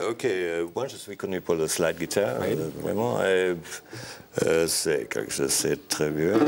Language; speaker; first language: French; non-native, learner; English